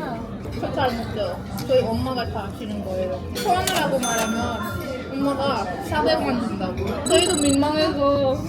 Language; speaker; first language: Korean; non-native, fluent; Hindi